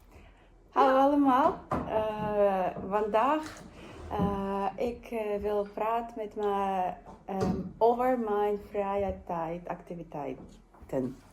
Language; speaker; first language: Dutch; non-native, learner; Yakut